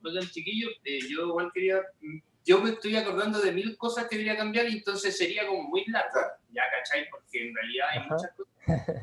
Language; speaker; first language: Spanish; native; Spanish